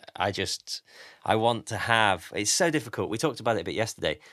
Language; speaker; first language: English; native; English